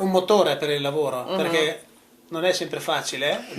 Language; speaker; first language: Italian; native; Italian